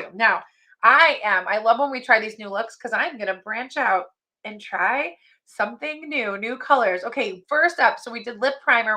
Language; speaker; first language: English; native; English